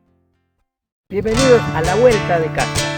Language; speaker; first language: Spanish; native; Spanish